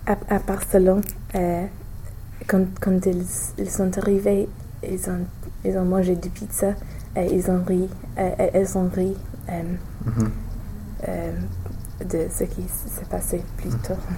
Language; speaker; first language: French; non-native, learner; English